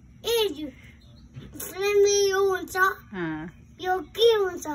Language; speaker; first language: Nepali; early bilingual, heritage; Nepali